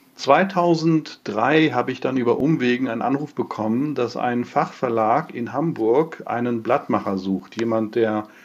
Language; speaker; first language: German; non-native, fluent; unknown